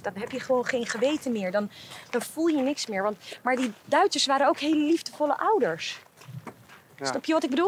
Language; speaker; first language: Dutch; early bilingual, other home language; Bosnian